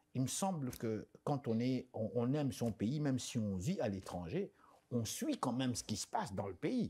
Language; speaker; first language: French; non-native, local second language; Lingala